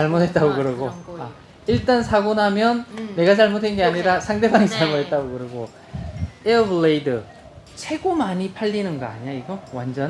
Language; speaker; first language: Korean; native; Korean